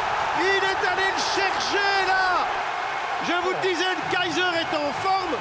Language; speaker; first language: French; native; French